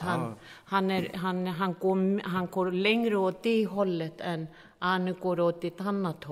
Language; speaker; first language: Swedish; non-native, fluent; Icelandic